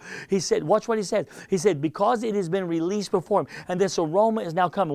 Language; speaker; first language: English; native; English